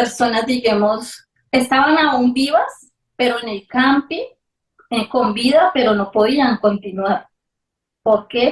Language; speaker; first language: Spanish; native; Spanish